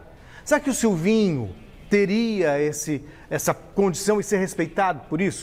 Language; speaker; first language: Portuguese; native; Portuguese